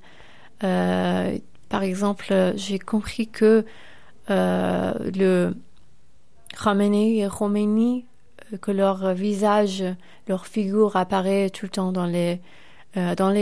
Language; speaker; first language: French; non-native, fluent; Persian